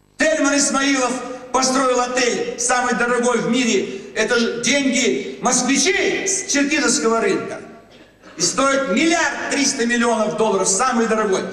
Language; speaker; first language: Russian; native; Russian